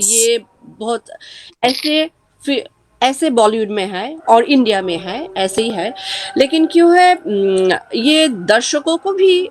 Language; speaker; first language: Hindi; non-native, learner; Bangla